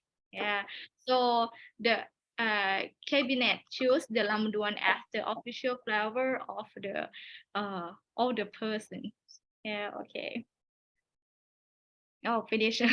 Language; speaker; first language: English; non-native, learner; Thai